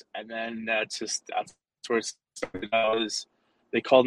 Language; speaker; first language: English; early bilingual, other home language; Spanish